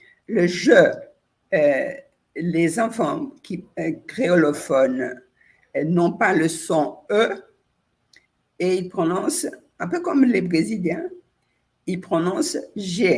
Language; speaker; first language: French; non-native, fluent; Portuguese